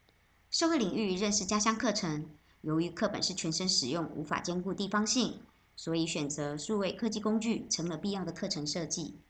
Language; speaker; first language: Chinese; native; Chinese